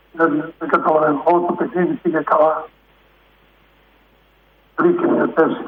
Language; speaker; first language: Greek; non-native, fluent; Serbian